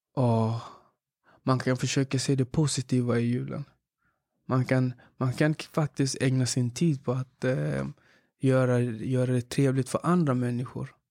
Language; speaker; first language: Swedish; early bilingual, other home language; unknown